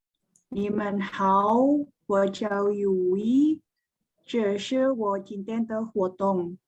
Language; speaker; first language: Chinese; non-native, learner; Indonesian